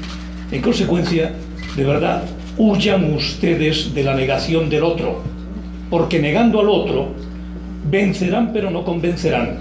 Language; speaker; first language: Spanish; native; Spanish